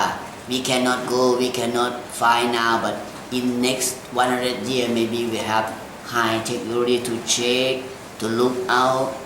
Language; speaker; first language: English; non-native, learner; Thai